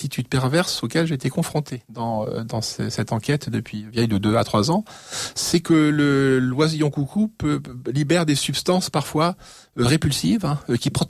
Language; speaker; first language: French; native; French